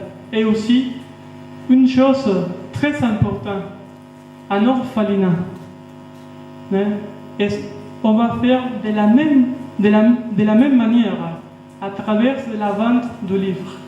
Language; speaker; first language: French; non-native, fluent; Spanish